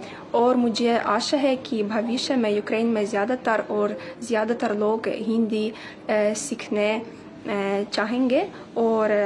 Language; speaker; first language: Hindi; non-native, fluent; Ukrainian